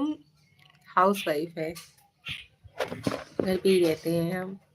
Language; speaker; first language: Hindi; native; Hindi